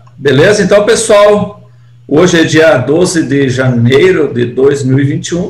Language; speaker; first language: Portuguese; native; Portuguese